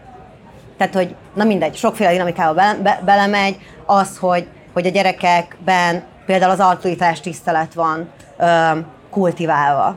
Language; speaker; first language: Hungarian; native; Hungarian